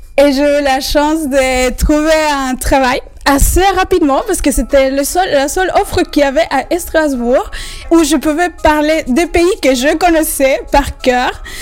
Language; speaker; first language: French; non-native, fluent; Spanish